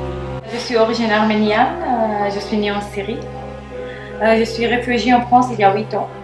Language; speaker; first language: French; non-native, learner; Armenian